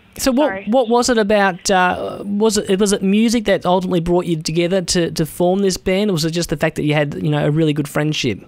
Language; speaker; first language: English; native; English